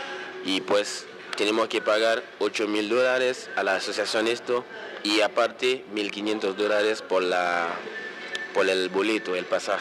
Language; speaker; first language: Spanish; non-native, local second language; Haitian Creole